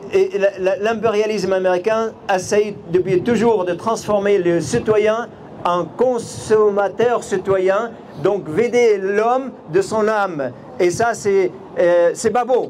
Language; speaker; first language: French; non-native, fluent; Arabic